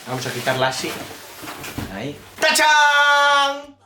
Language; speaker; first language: Spanish; non-native, local second language; Galician